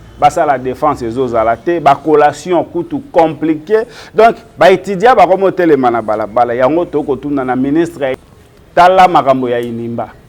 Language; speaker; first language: Lingala; native; Lingala